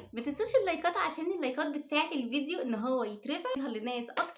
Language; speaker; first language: Arabic; native; Arabic